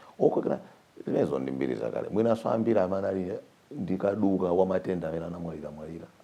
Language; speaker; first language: Nyanja; native; Nyanja